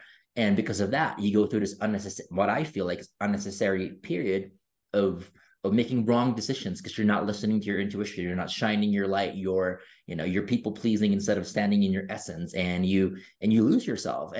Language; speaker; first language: English; non-native, local second language; Filipino